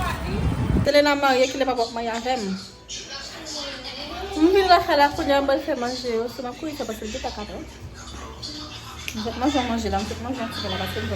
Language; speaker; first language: French; non-native, local second language; Haitian Creole